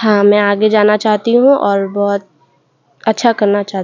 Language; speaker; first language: Hindi; non-native, local second language; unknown